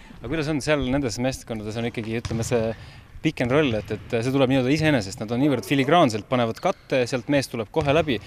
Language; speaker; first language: Estonian; native; Estonian